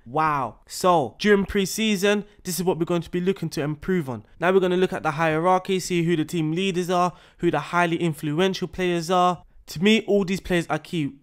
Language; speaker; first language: English; native; English